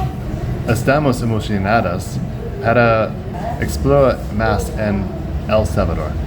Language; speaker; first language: Spanish; non-native, learner; English